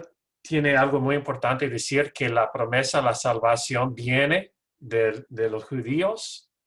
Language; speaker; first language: Spanish; non-native, learner; English